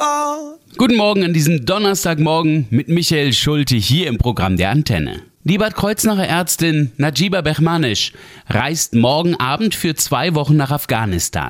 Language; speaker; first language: German; native; German